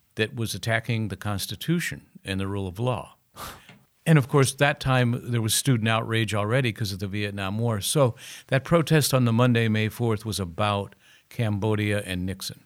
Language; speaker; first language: English; native; English